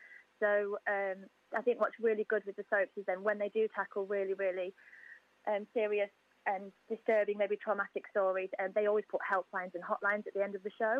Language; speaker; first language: English; native; English